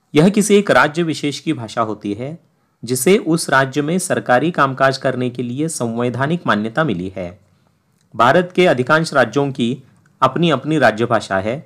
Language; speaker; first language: Hindi; native; Hindi